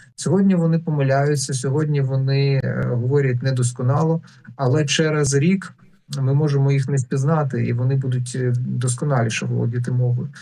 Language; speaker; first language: Ukrainian; non-native, local second language; Russian